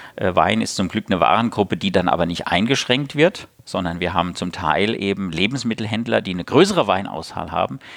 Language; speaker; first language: German; native; German